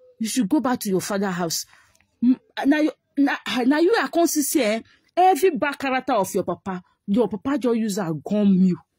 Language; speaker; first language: Nigerian Pidgin; non-native, local second language; Igbo